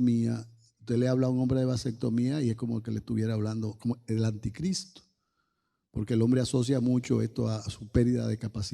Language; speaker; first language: Spanish; native; Spanish